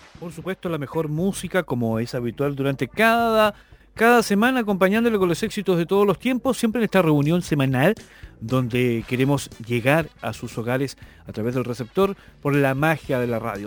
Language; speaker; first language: Spanish; native; Spanish